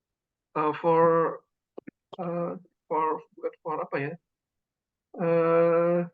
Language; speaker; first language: English; non-native, learner; Indonesian